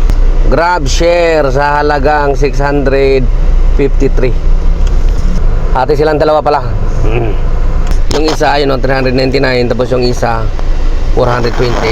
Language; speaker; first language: Filipino; native; Filipino